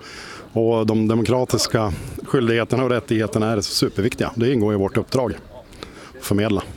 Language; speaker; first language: Swedish; native; Swedish